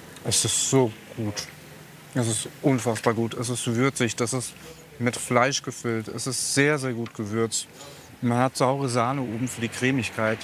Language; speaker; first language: German; early bilingual, other home language; Croatian